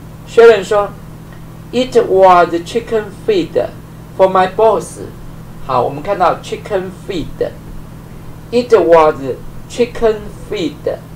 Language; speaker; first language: English; non-native, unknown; Chinese